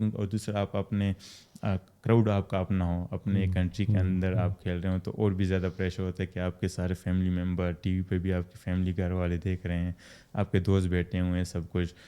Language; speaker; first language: Urdu; non-native, local second language; Pashto